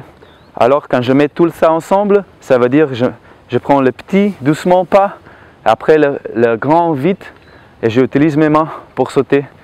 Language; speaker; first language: French; non-native, learner; Slovenian